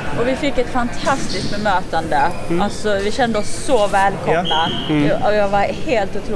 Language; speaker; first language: Swedish; native; Swedish